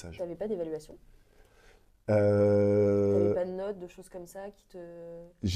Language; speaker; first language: French; native; French